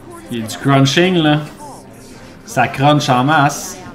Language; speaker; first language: French; native; French